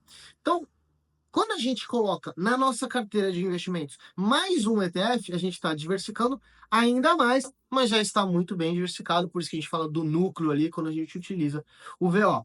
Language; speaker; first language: Portuguese; native; Portuguese